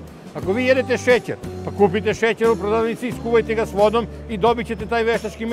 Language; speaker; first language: Serbian; native; Serbian